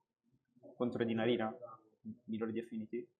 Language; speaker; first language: Italian; native; Italian